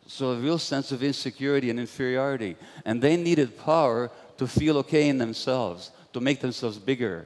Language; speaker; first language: English; non-native, fluent; Hungarian